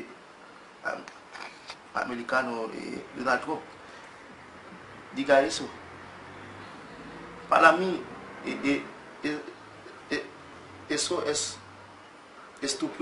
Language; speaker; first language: Spanish; non-native, learner; Haitian Creole